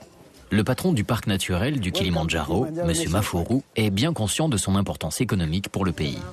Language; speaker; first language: French; native; French